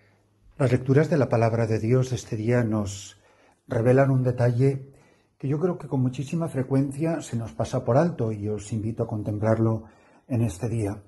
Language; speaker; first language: Spanish; native; Spanish